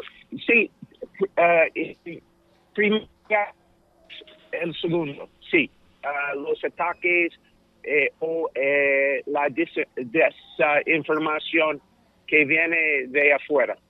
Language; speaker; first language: Spanish; non-native, fluent; English